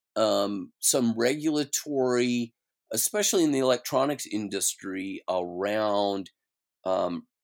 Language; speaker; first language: English; native; English